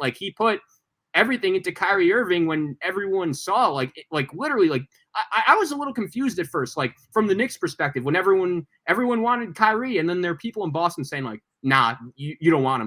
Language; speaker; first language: English; native; English